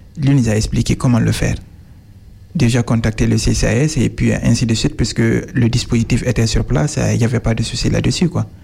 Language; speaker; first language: French; non-native, local second language; Fula